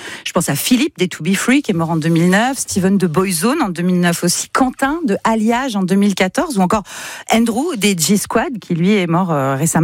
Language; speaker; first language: French; native; French